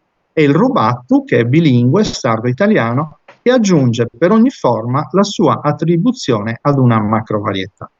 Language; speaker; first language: Italian; native; Italian